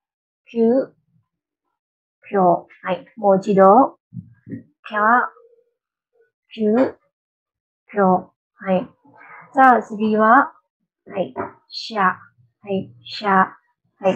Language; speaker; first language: Japanese; non-native, learner; Khmer